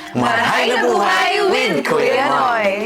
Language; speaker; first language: Filipino; non-native, local second language; Bikol